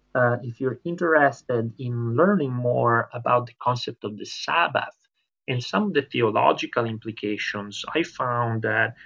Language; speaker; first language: English; non-native, fluent; Italian